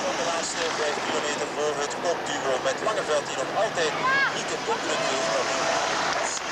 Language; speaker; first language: Dutch; native; Dutch